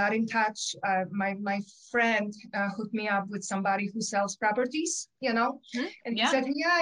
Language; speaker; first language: English; non-native, fluent; Polish